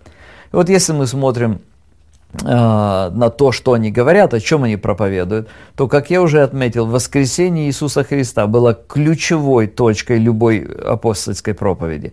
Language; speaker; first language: Russian; native; Russian